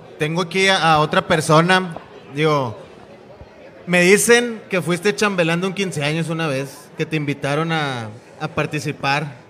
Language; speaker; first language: Spanish; native; Spanish